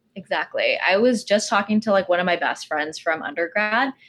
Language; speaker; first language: English; native; English